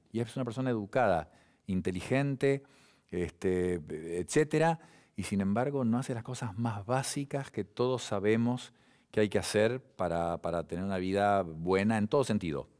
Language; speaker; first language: Spanish; native; Spanish